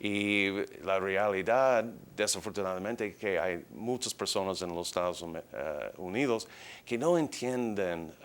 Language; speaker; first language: Spanish; early bilingual, heritage; English